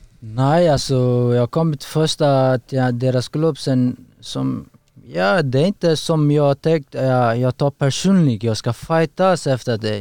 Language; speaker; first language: Swedish; non-native, learner; Persian